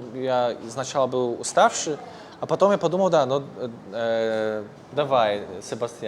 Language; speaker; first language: Russian; non-native, fluent; Polish